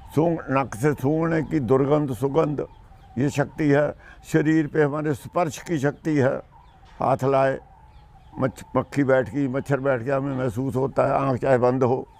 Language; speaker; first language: Hindi; non-native, local second language; Punjabi